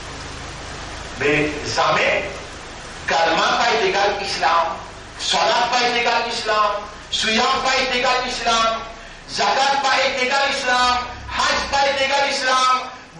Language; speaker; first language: French; non-native, local second language; Morisyen